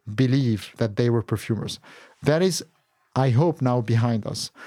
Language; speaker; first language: English; non-native, fluent; Arabic